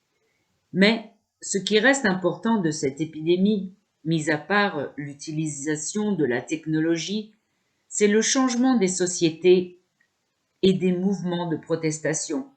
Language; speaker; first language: French; non-native, local second language; Arabic